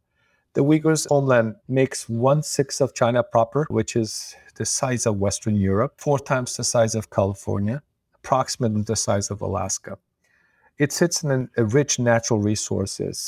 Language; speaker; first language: English; non-native, fluent; Uyghur